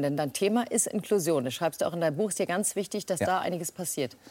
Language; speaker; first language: German; native; German